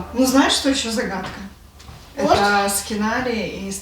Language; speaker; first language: Russian; native; Russian